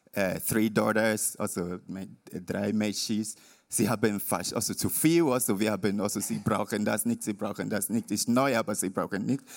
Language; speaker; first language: German; non-native, learner; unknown